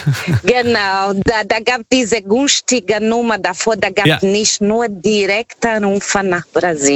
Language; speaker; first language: German; non-native, fluent; Portuguese